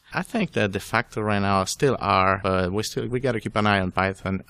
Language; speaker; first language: English; non-native, fluent; Spanish